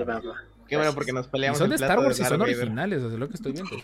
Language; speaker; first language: Spanish; native; Spanish